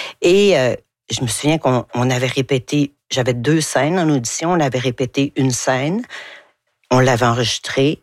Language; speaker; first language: French; native; French